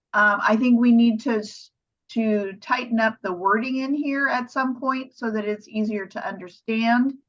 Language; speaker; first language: English; native; English